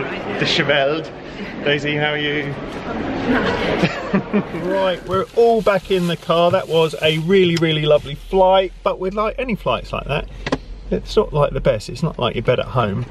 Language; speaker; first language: English; native; English